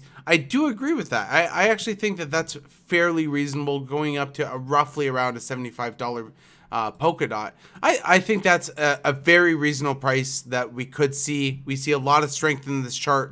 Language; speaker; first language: English; native; English